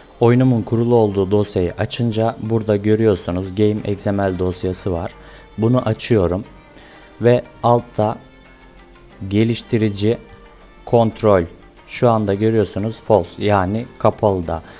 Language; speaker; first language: Turkish; native; Turkish